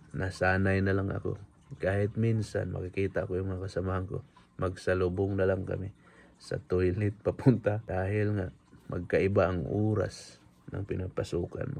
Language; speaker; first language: Filipino; non-native, local second language; Cebuano